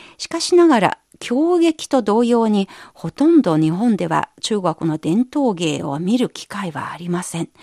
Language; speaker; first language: Japanese; non-native, fluent; Chinese